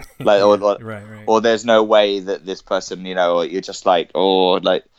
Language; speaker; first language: English; native; English